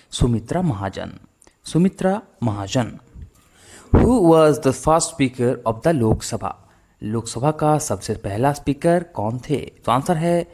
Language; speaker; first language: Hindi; non-native, local second language; Bangla